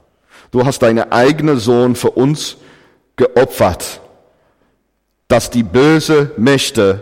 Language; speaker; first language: German; non-native, fluent; English